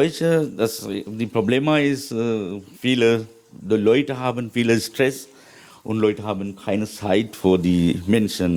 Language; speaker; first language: German; non-native, learner; Sinhala